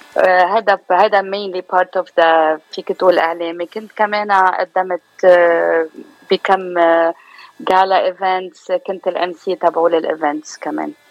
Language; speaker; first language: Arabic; native; Arabic